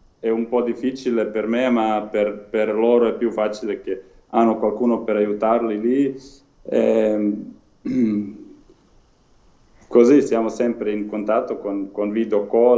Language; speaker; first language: Italian; non-native, learner; Serbian